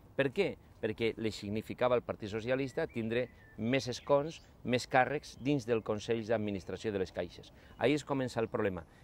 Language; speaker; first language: Catalan; non-native, local second language; Spanish